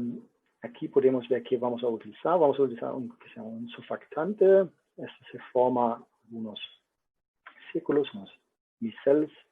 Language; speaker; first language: Spanish; non-native, learner; German